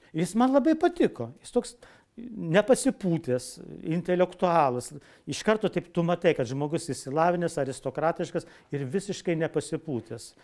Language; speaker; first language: Lithuanian; native; Lithuanian